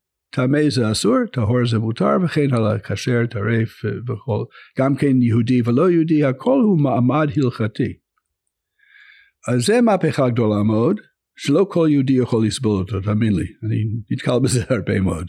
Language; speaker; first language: Hebrew; non-native, fluent; English